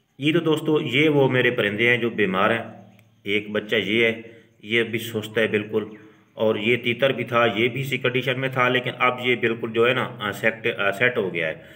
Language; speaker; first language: Urdu; non-native, local second language; Punjabi